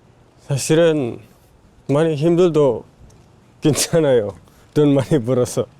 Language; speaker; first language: Korean; non-native, learner; Indonesian